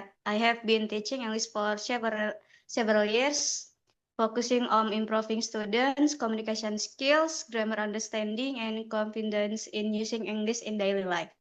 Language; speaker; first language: English; non-native, fluent; Indonesian